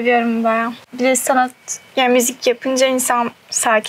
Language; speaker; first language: Turkish; early bilingual, heritage; Turkish